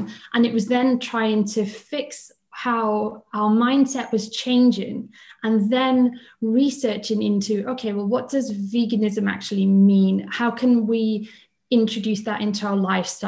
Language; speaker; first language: English; native; English